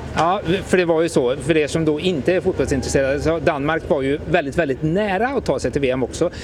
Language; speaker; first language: Swedish; native; Swedish